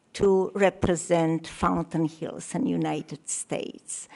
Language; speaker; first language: English; non-native, learner; Polish